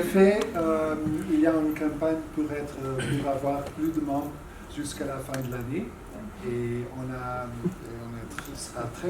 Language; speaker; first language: French; non-native, fluent; Portuguese